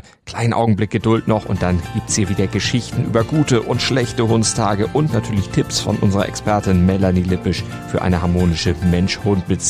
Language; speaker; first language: German; native; German